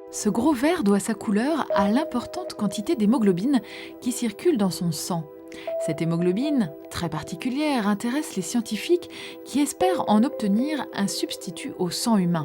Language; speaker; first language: French; native; French